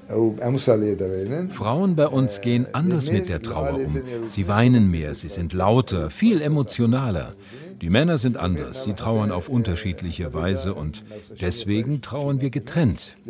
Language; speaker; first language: German; non-native, fluent; Kurdish